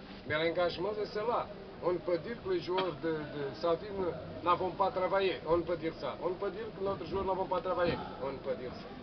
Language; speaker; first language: French; non-native, fluent; Portuguese